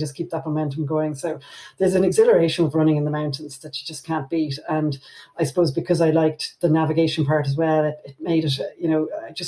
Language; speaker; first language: English; native; English